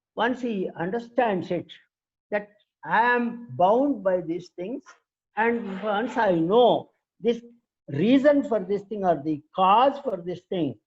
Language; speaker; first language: English; non-native, local second language; Telugu